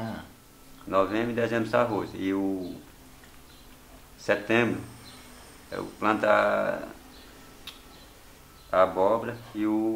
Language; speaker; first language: Portuguese; non-native, local second language; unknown